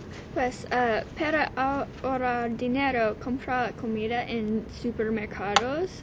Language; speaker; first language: Spanish; non-native, learner; English